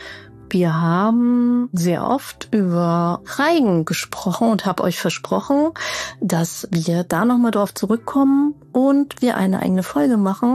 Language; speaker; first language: German; native; German